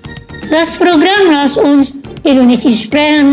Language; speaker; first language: German; non-native, learner; Indonesian